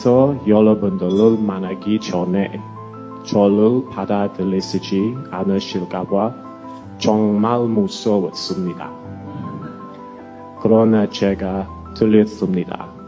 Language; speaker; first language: Korean; non-native, learner; English